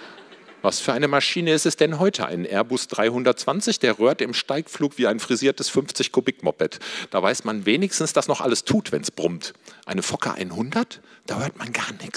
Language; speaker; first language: German; native; German